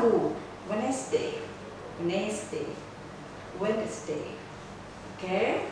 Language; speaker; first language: English; non-native, fluent; Indonesian